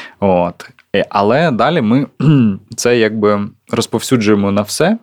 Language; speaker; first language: Ukrainian; non-native, local second language; Russian